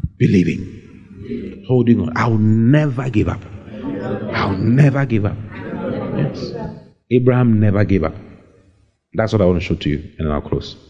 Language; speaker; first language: English; non-native, local second language; Akan